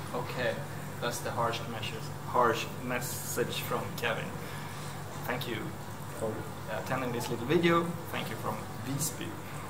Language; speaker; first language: English; non-native, fluent; Swedish